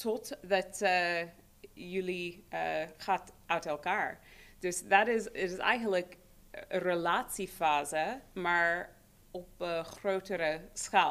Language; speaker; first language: Dutch; non-native, fluent; English